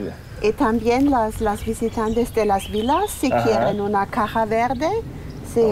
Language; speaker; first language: Spanish; non-native, learner; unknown